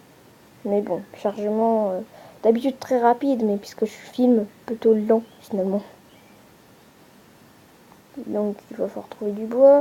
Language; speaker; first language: French; native; French